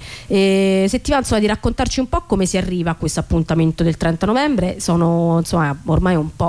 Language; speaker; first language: Italian; native; Italian